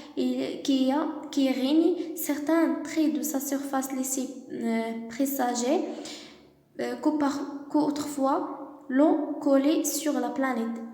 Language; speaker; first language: French; non-native, local second language; Arabic